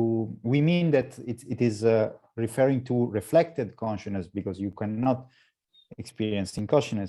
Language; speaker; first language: English; non-native, learner; Italian